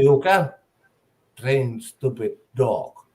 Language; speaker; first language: English; non-native, learner; Finnish